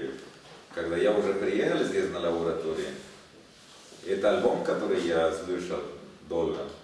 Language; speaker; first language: Russian; non-native, learner; Spanish